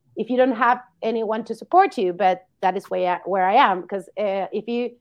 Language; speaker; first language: English; non-native, fluent; Spanish